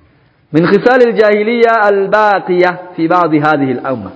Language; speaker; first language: Arabic; non-native, fluent; Swahili